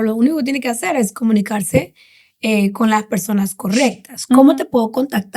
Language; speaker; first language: Spanish; native; Spanish